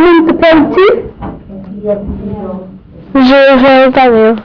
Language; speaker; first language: French; non-native, learner; English